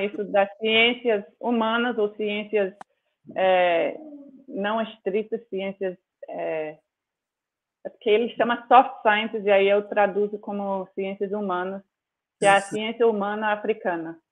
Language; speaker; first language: Portuguese; non-native, fluent; English